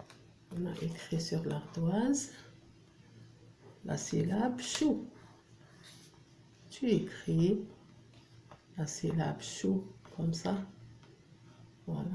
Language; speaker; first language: French; non-native, local second language; Arabic